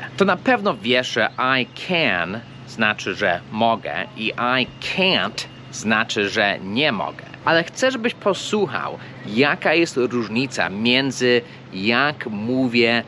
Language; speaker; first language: Polish; non-native, fluent; English